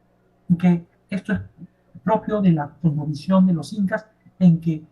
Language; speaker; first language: Spanish; native; Spanish